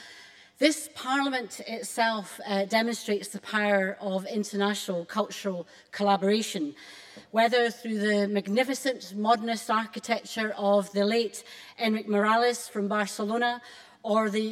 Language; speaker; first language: English; native; English